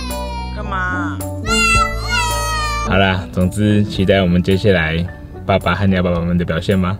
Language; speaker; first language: Chinese; native; Chinese